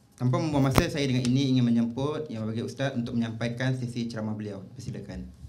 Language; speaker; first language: Malay; native; Malay